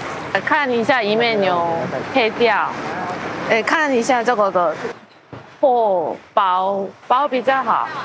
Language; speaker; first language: Chinese; non-native, learner; Korean